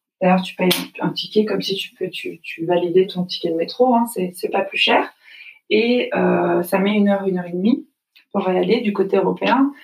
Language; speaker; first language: French; native; French